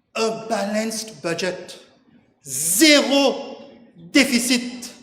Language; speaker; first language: French; non-native, local second language; Morisyen